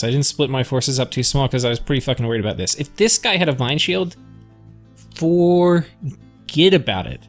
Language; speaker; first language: English; native; English